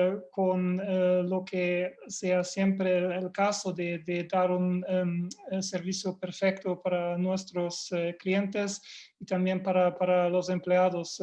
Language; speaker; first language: Spanish; non-native, fluent; German